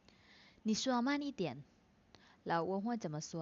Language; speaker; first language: Chinese; non-native, fluent; Lao